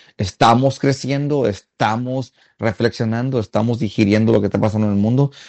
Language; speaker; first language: Spanish; native; Spanish